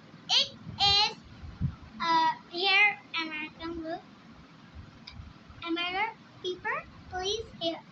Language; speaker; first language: English; non-native, learner; Urdu